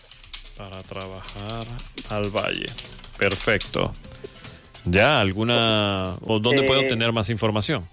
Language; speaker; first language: Spanish; native; Spanish